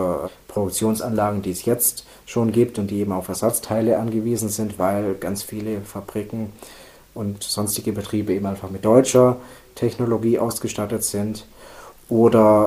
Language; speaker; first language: German; native; German